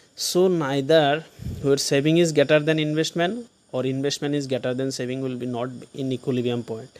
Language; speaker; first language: English; non-native, local second language; Assamese